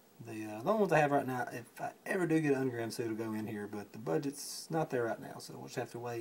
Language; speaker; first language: English; native; English